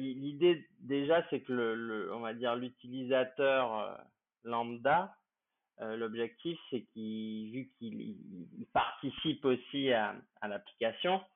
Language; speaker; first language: French; native; French